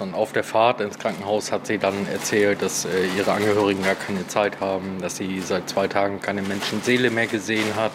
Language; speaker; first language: German; native; German